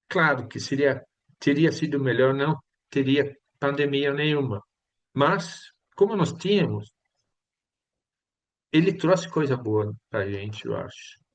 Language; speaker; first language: Portuguese; non-native, fluent; Swedish